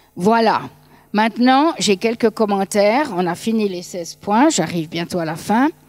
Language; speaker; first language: French; native; French